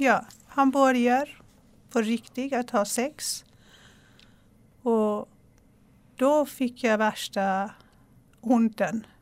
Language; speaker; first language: Swedish; non-native, fluent; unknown